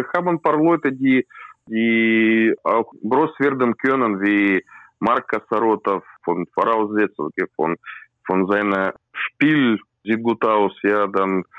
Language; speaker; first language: German; non-native, learner; Russian